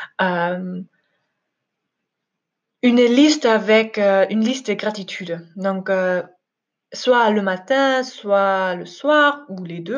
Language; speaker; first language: French; non-native, fluent; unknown